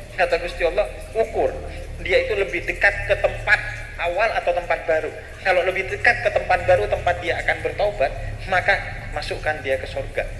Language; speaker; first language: Indonesian; non-native, local second language; Madurese